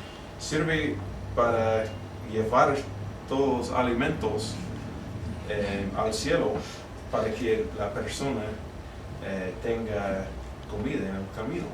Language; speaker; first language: Spanish; non-native, fluent; English